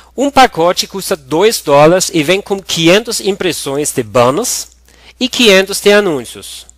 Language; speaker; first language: Portuguese; non-native, fluent; German